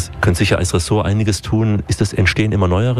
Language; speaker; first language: German; native; German